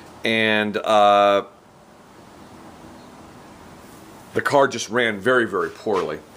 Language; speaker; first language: English; native; English